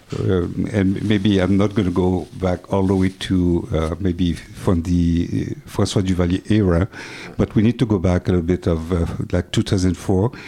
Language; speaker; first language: English; non-native, fluent; French